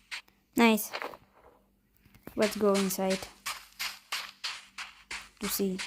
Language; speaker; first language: English; non-native, learner; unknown